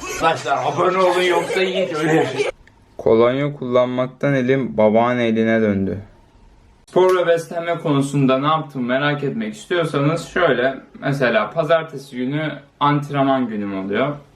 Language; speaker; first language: Turkish; early bilingual, heritage; Turkish